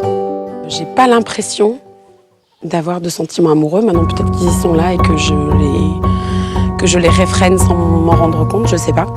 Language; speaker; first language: French; native; French